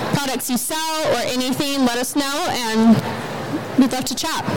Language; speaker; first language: English; native; English